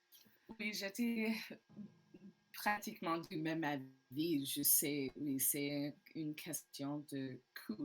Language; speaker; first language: French; non-native, learner; English